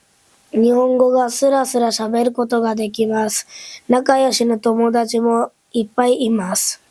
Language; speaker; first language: Japanese; early bilingual, other home language; Bangla